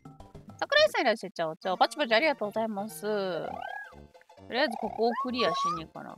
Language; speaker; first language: Japanese; native; Japanese